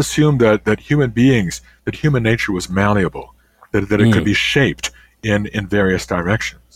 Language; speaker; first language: English; native; English